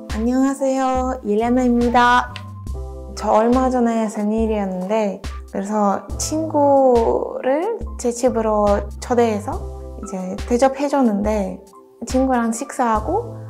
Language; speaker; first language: Korean; non-native, fluent; Russian